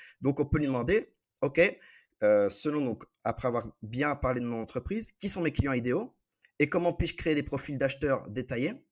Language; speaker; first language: French; native; French